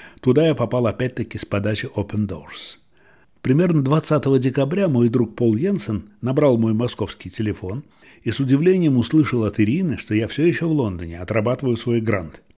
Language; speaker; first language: Russian; native; Russian